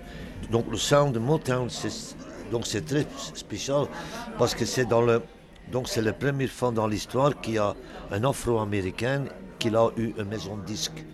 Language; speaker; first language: French; non-native, local second language; Dutch